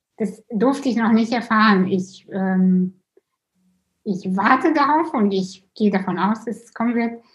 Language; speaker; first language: German; early bilingual, other home language; Russian